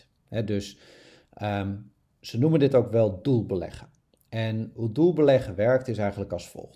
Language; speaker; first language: Dutch; native; Dutch